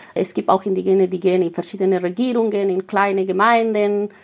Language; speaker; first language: German; non-native, fluent; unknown